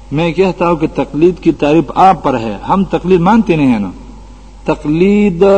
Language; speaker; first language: Urdu; non-native, local second language; Pashto